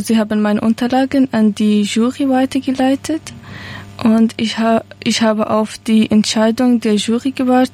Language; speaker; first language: German; non-native, learner; Persian